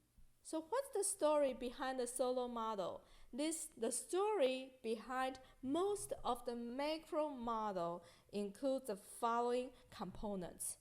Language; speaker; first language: English; non-native, fluent; Chinese